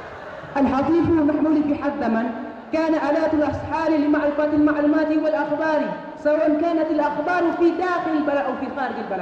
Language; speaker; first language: Arabic; non-native, learner; Achinese